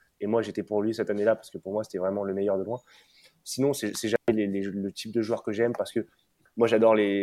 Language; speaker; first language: French; native; French